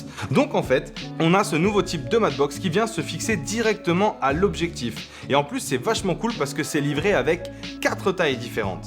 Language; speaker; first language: French; native; French